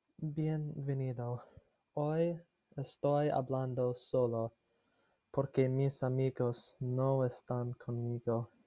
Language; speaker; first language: Spanish; non-native, learner; English